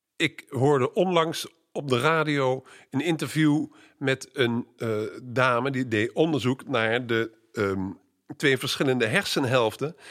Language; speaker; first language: Dutch; native; Dutch